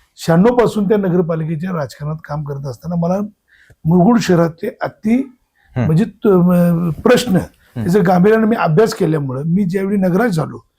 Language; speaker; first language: Marathi; native; Marathi